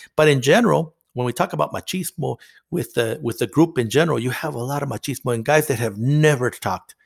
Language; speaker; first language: English; non-native, fluent; Spanish